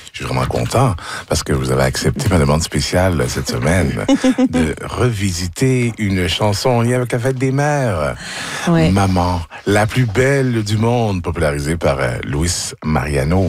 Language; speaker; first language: French; native; French